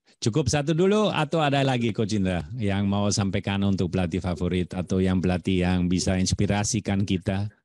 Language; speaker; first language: Indonesian; non-native, fluent; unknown